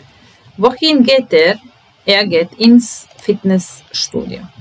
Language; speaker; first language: German; non-native, fluent; Italian